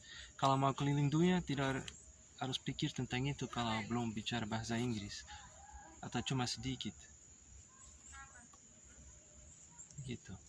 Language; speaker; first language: Indonesian; non-native, learner; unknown